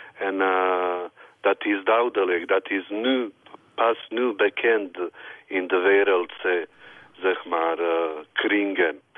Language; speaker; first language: Dutch; non-native, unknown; Bosnian